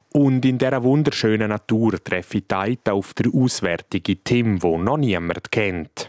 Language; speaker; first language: German; native; German